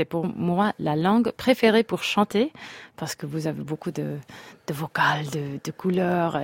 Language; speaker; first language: French; non-native, fluent; Spanish